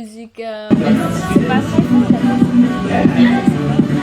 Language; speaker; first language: French; non-native, learner; Khmer